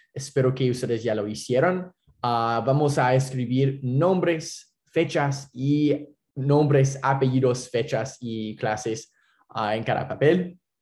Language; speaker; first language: Spanish; non-native, fluent; English